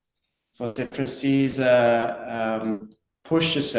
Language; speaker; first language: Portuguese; non-native, learner; English